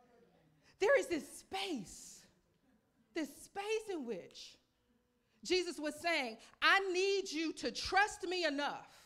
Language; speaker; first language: English; native; English